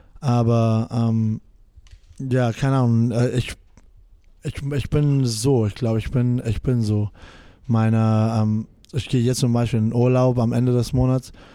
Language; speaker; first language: German; non-native, fluent; English